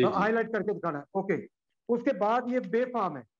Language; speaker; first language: Urdu; native; Urdu